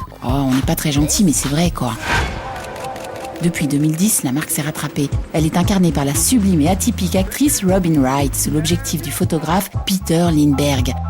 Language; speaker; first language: French; native; French